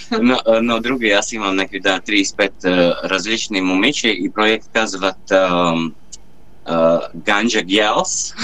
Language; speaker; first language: Bulgarian; non-native, learner; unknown